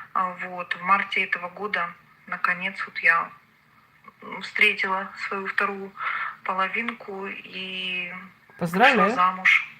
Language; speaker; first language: Russian; native; Russian